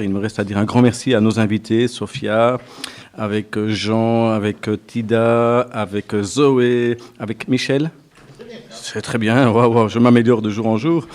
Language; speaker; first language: French; native; French